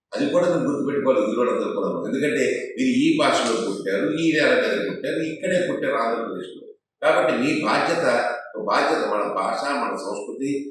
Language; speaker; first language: Telugu; native; Telugu